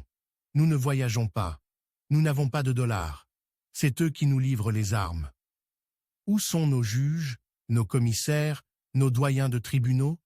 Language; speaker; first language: French; non-native, local second language; Haitian Creole